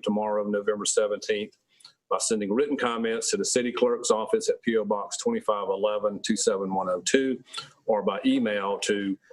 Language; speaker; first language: English; native; English